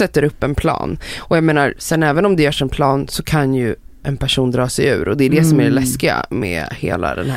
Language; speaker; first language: Swedish; native; Swedish